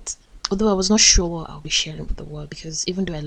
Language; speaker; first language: English; non-native, local second language; Yoruba